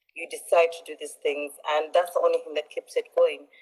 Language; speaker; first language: English; non-native, local second language; Ganda